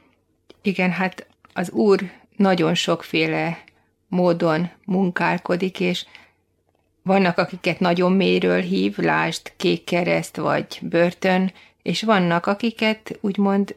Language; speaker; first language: Hungarian; native; Hungarian